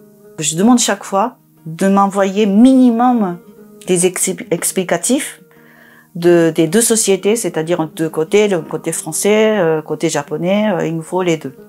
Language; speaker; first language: French; non-native, fluent; Japanese